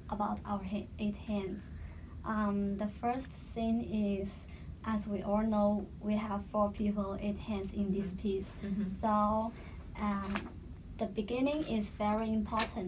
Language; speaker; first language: English; non-native, learner; Chinese